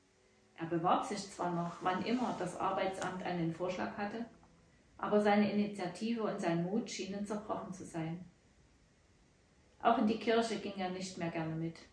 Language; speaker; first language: German; native; German